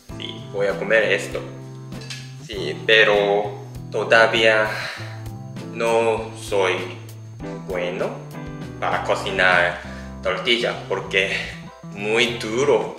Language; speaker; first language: Spanish; non-native, learner; Japanese